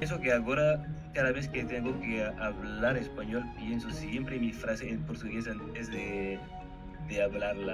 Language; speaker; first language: Spanish; non-native, fluent; French